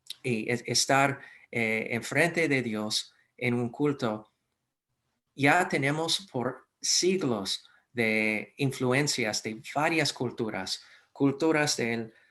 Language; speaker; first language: Spanish; non-native, fluent; English